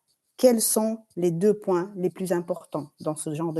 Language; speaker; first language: French; non-native, fluent; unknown